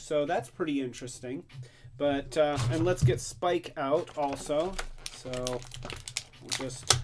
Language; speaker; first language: English; native; English